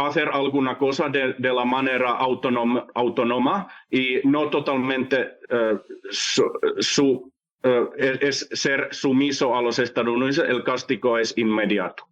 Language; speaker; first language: Spanish; non-native, fluent; Finnish